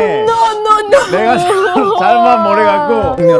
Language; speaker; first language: Korean; non-native, fluent; Spanish